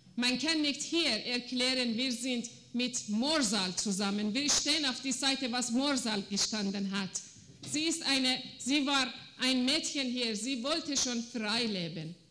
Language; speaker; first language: German; non-native, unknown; Persian